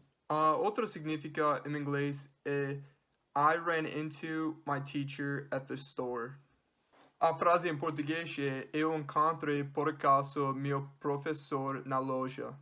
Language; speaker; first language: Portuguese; non-native, learner; English